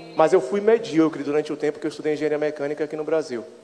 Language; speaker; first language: Portuguese; native; Portuguese